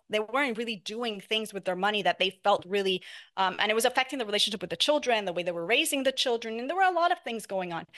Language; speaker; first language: English; non-native, fluent; Spanish